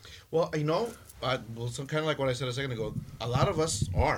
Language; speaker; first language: English; early bilingual, other home language; Spanish